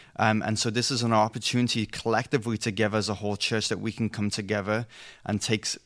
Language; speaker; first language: English; native; English